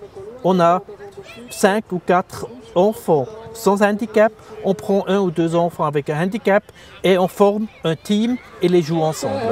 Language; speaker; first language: French; non-native, fluent; German